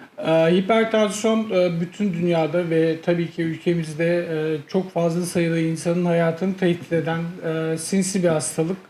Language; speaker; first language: Turkish; native; Turkish